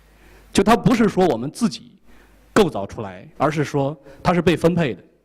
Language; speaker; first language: Chinese; native; Chinese